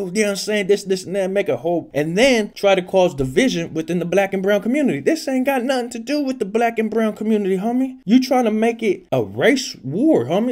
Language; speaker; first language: English; native; English